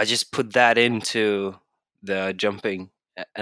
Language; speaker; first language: English; non-native, fluent; Norwegian